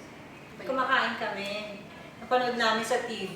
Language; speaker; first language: Filipino; native; Filipino